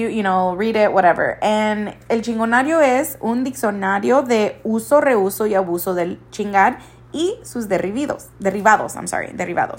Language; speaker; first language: English; native; English